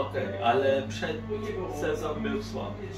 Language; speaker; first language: Polish; non-native, learner; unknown